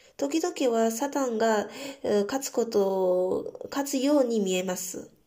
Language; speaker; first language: Japanese; non-native, fluent; Korean